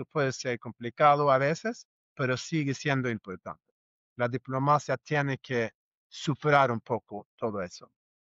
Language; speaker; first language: Spanish; non-native, fluent; Norwegian